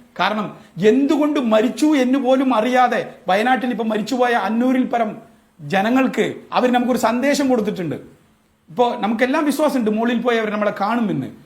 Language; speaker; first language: Malayalam; non-native, local second language; Tamil